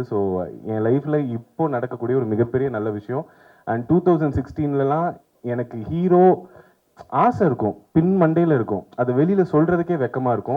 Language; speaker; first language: Tamil; native; Tamil